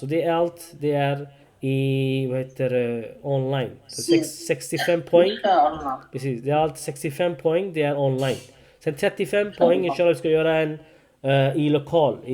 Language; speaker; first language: Swedish; non-native, learner; Urdu